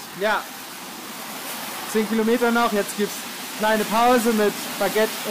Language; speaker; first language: German; native; German